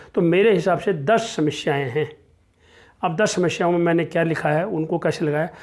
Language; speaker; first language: Hindi; non-native, local second language; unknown